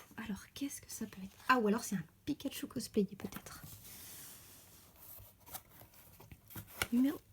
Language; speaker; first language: French; native; French